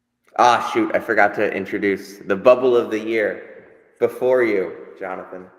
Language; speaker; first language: English; native; English